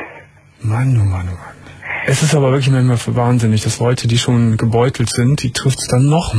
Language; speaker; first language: German; native; German